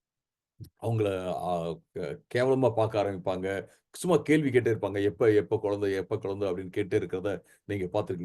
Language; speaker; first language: Tamil; native; Tamil